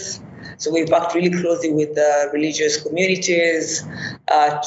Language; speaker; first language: English; non-native, local second language; Swahili